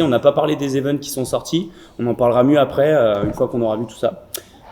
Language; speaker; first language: French; native; French